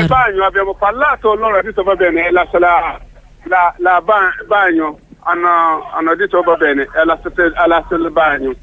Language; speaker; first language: Italian; non-native, local second language; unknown